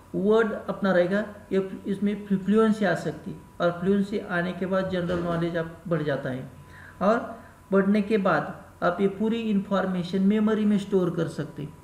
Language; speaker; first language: Hindi; non-native, local second language; Marathi